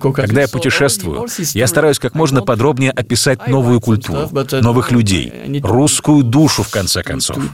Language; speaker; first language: Russian; non-native, learner; French